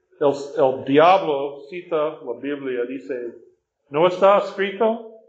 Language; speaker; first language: Spanish; non-native, fluent; English